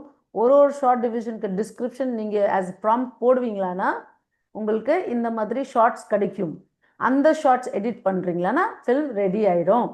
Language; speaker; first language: Tamil; non-native, fluent; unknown